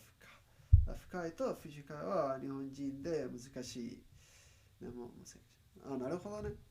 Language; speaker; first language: Japanese; non-native, learner; Spanish